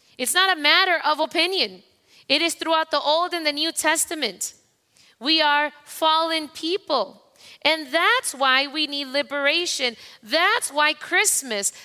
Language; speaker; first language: English; non-native, fluent; Spanish